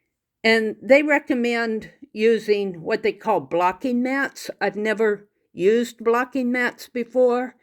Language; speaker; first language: English; native; English